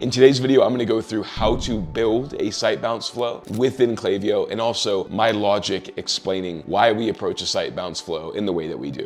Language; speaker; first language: English; native; English